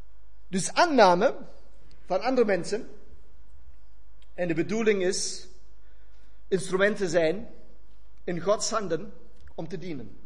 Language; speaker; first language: German; non-native, learner; Dutch